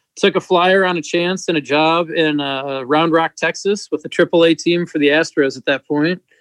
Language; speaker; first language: English; native; English